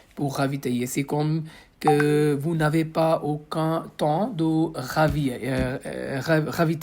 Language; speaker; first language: French; non-native, fluent; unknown